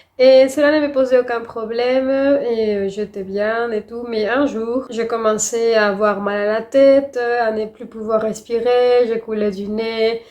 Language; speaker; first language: French; non-native, fluent; Spanish